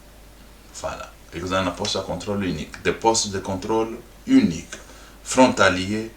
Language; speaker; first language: French; non-native, local second language; Lingala